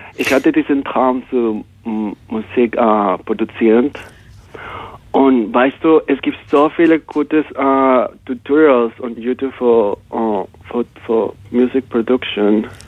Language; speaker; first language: German; non-native, learner; Spanish